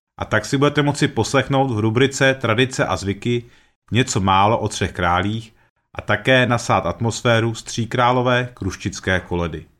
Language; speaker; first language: Czech; early bilingual, heritage; Czech